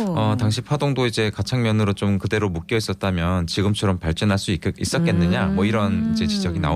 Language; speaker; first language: Korean; native; Korean